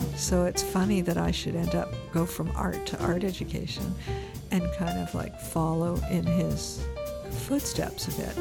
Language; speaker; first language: English; native; English